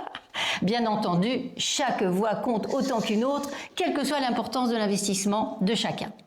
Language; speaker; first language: French; native; French